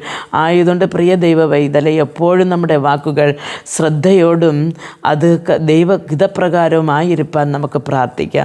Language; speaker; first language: Malayalam; native; Malayalam